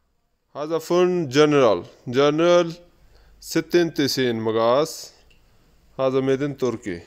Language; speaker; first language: Arabic; non-native, learner; Urdu